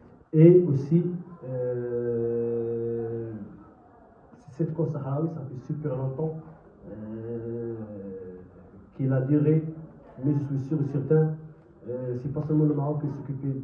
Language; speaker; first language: French; non-native, learner; Arabic